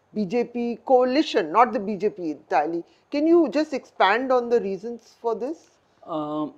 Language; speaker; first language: English; non-native, local second language; Hindi